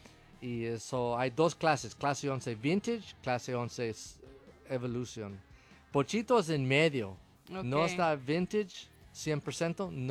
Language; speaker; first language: Spanish; non-native, learner; English